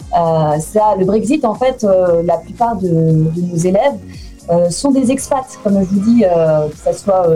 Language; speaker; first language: French; native; French